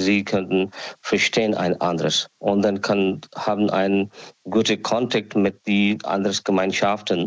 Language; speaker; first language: German; non-native, learner; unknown